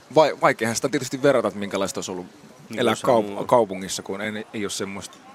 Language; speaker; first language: Finnish; native; Finnish